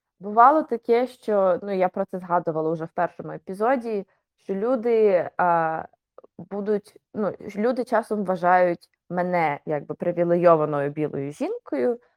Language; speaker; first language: Ukrainian; native; Ukrainian